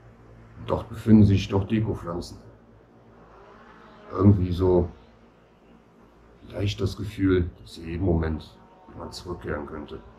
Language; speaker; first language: German; native; German